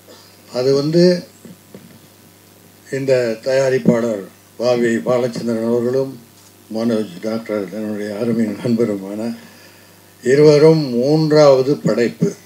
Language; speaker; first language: Tamil; native; Tamil